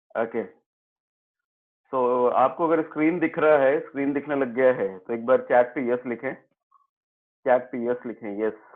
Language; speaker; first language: Hindi; native; Hindi